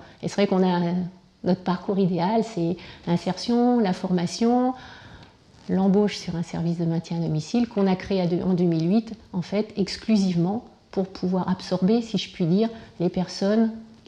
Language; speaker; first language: French; native; French